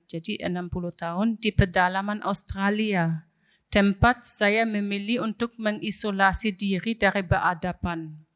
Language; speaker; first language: Indonesian; non-native, fluent; German